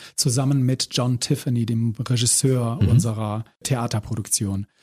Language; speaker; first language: German; native; German